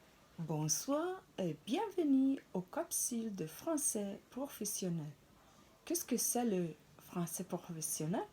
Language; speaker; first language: French; non-native, fluent; Italian